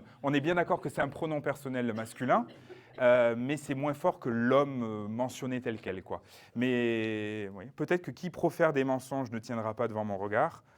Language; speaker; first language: French; native; French